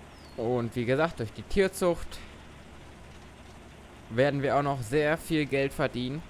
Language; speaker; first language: German; native; German